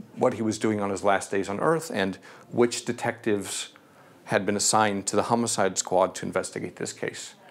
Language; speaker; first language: English; native; English